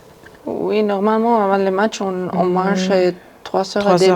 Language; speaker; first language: French; non-native, fluent; Spanish